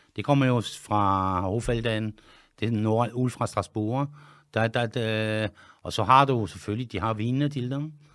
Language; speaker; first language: Danish; non-native, fluent; French